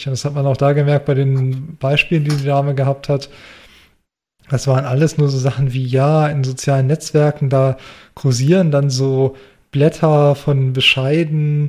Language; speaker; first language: German; native; German